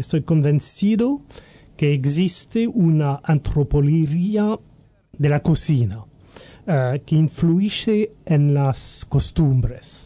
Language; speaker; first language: Spanish; non-native, learner; French